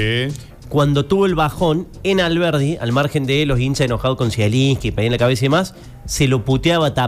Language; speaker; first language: Spanish; native; Spanish